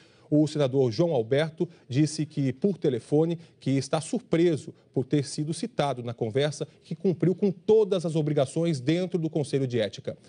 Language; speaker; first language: Portuguese; native; Portuguese